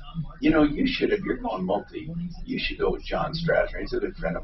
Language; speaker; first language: English; native; English